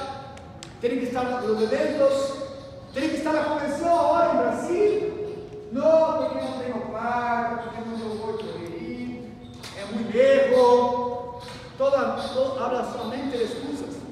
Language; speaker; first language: Spanish; non-native, learner; Portuguese